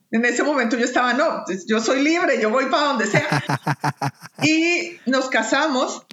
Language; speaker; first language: Spanish; native; Spanish